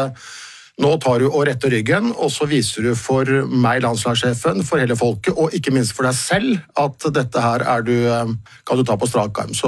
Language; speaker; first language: Norwegian; native; Norwegian